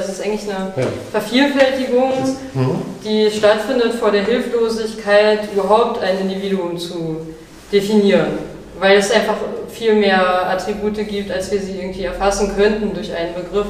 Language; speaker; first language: German; native; German